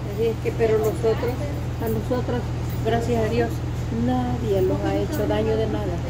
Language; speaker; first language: Spanish; native; Spanish